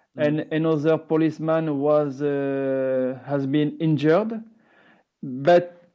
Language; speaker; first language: English; non-native, learner; French